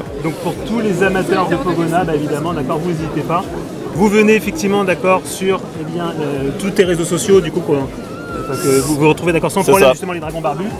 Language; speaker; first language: French; native; French